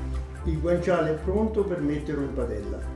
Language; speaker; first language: Italian; native; Italian